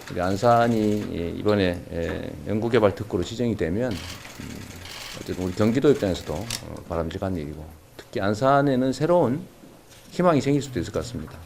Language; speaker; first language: Korean; native; Korean